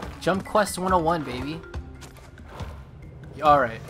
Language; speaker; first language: English; native; English